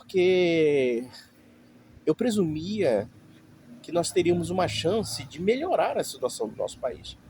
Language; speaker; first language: Portuguese; native; Portuguese